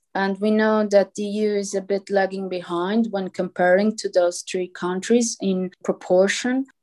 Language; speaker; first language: English; non-native, fluent; Portuguese